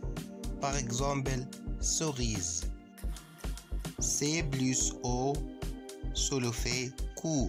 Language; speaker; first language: French; non-native, fluent; Arabic